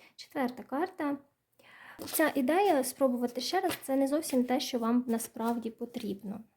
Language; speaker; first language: Ukrainian; non-native, local second language; Russian